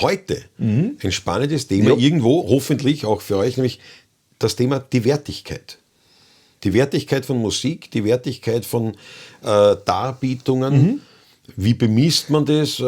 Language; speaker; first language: German; native; German